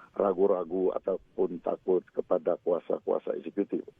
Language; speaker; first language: Malay; native; Malay